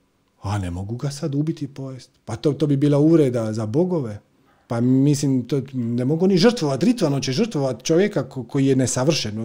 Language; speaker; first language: Croatian; native; Croatian